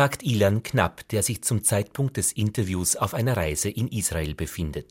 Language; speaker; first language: German; native; German